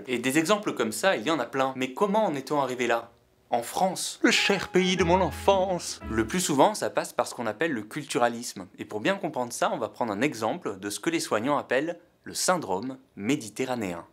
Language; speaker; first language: French; native; French